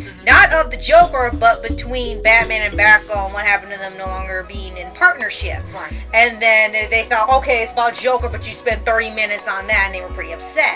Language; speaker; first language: English; native; English